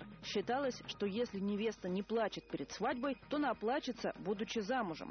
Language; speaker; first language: Russian; native; Russian